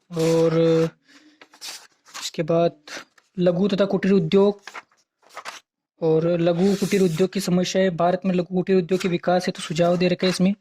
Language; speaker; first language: Hindi; native; Hindi